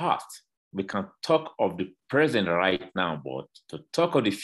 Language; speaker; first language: English; non-native, local second language; Bini